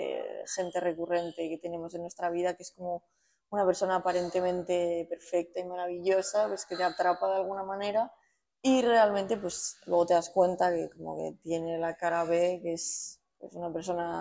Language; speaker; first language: Spanish; native; Spanish